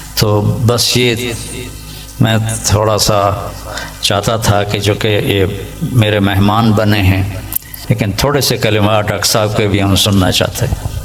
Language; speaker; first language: Urdu; non-native, local second language; Punjabi